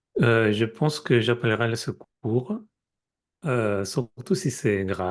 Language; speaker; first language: French; non-native, fluent; Spanish